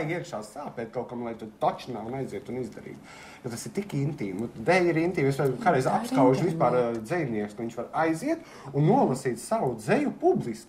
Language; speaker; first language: Latvian; native; Latvian